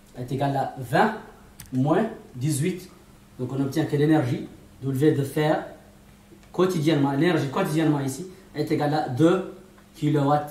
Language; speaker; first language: French; non-native, local second language; Arabic